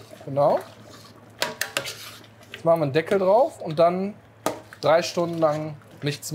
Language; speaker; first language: German; native; German